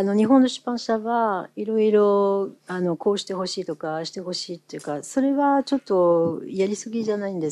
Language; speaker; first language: Japanese; non-native, fluent; French